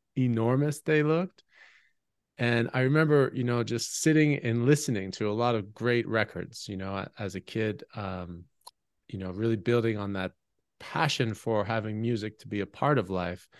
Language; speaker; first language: English; native; English